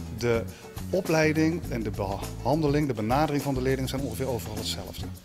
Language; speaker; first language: Dutch; native; Dutch